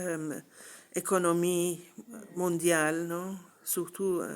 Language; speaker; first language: French; non-native, learner; English